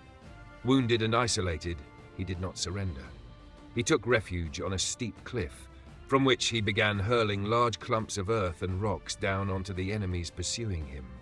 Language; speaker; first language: English; non-native, fluent; Italian